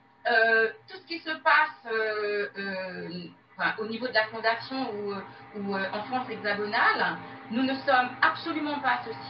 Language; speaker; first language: French; native; French